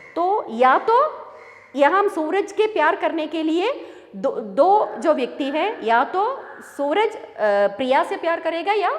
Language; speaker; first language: Hindi; non-native, local second language; Malayalam